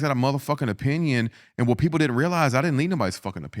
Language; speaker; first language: English; native; English